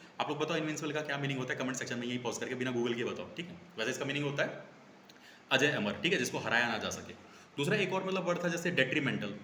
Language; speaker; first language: Hindi; native; Hindi